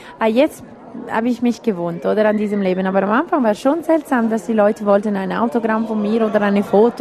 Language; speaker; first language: German; non-native, local second language; Italian